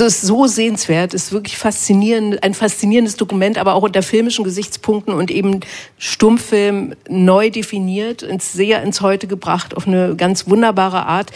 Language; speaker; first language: German; native; German